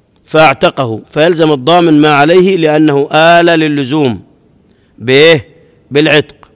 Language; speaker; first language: Arabic; native; Arabic